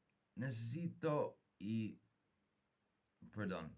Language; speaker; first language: Spanish; non-native, fluent; English